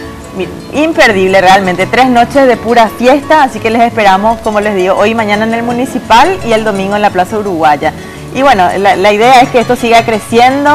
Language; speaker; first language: Spanish; native; Spanish